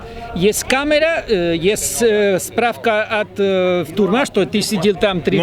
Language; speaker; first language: Russian; non-native, fluent; Spanish